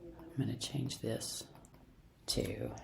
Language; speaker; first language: English; native; English